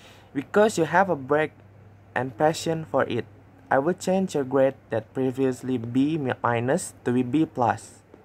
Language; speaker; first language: English; non-native, learner; Indonesian